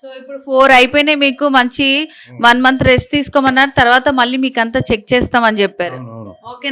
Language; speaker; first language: Telugu; native; Telugu